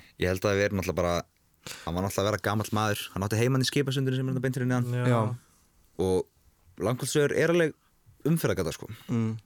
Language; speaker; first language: Icelandic; early bilingual, heritage; Icelandic